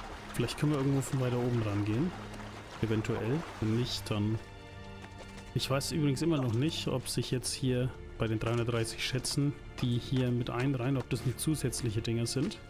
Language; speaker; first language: German; native; German